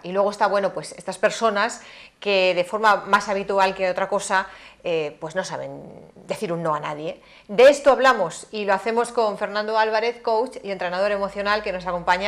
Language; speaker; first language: Spanish; native; Spanish